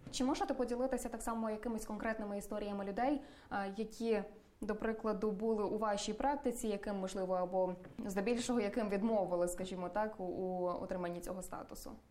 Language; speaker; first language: Ukrainian; native; Ukrainian